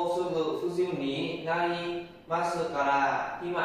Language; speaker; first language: Japanese; non-native, learner; Vietnamese